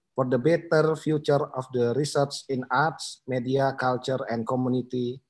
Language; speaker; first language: English; non-native, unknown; Indonesian